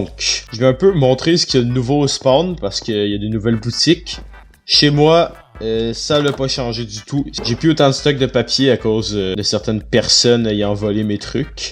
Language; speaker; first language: French; native; French